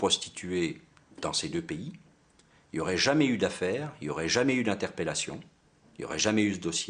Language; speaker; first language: French; native; French